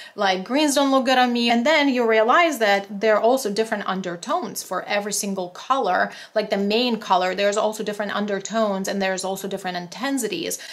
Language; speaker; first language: English; non-native, fluent; Russian